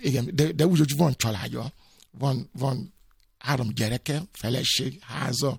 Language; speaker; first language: Hungarian; non-native, fluent; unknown